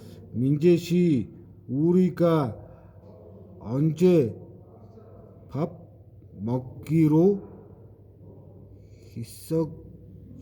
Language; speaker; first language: Korean; non-native, learner; Mongolian